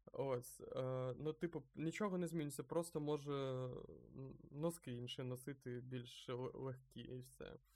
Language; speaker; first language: Ukrainian; non-native, local second language; Russian